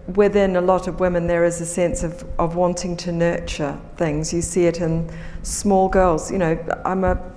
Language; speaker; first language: English; native; English